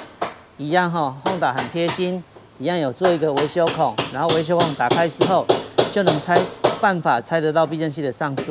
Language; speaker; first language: Chinese; native; Chinese